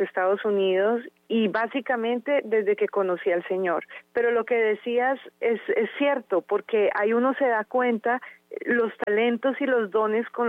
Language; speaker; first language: Spanish; native; Spanish